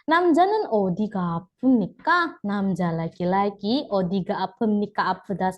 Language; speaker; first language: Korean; non-native, fluent; Indonesian